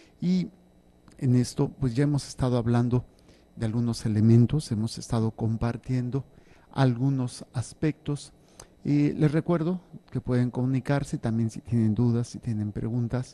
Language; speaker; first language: Spanish; native; Spanish